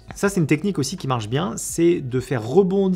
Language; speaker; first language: French; native; French